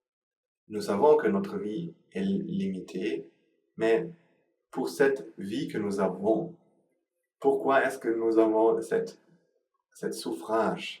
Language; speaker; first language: French; non-native, learner; Sinhala